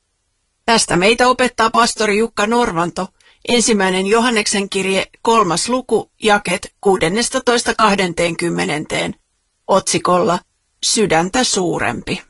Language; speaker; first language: Finnish; native; Finnish